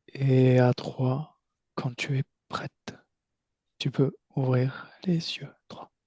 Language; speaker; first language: French; native; French